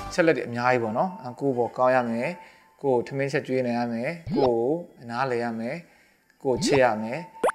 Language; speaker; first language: Burmese; non-native, local second language; Shan